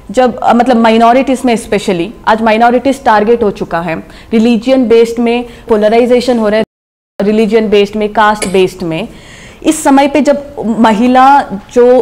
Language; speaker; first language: Hindi; non-native, local second language; Kannada